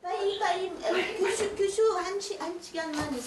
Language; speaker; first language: Korean; non-native, learner; French